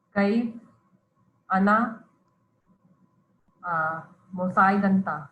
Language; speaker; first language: Arabic; non-native, learner; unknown